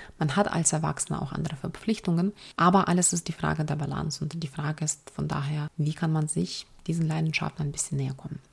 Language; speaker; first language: German; non-native, fluent; Ukrainian